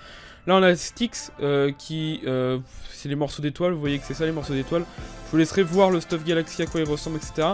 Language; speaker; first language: French; native; French